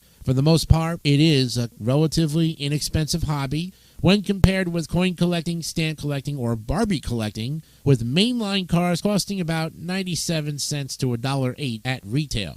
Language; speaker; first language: English; native; English